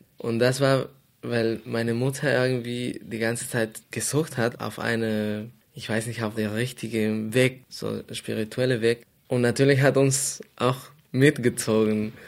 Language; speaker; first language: German; non-native, fluent; Spanish